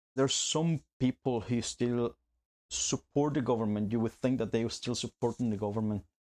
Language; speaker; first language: English; non-native, fluent; Spanish